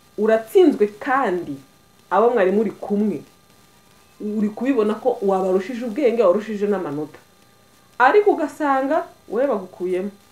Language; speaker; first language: Kinyarwanda; early bilingual, heritage; Kinyarwanda